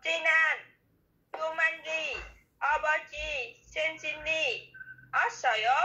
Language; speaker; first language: Korean; non-native, learner; Vietnamese